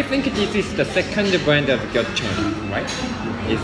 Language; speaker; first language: English; non-native, learner; Korean